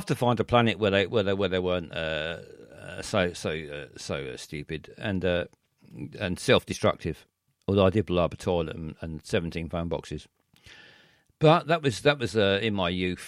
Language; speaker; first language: English; native; English